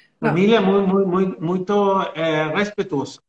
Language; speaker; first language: Portuguese; non-native, learner; Spanish